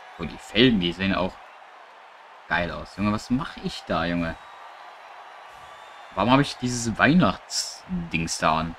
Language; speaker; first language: German; native; German